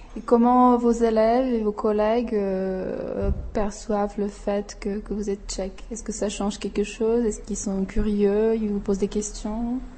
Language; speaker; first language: French; non-native, fluent; Czech